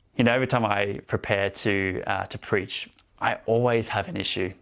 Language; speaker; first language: English; native; English